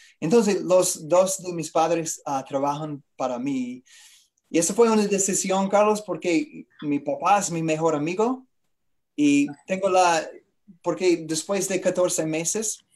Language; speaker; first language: Spanish; non-native, learner; English